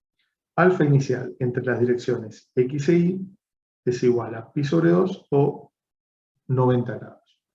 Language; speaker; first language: Spanish; native; Spanish